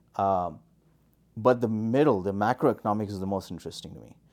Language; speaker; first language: English; non-native, local second language; Hindi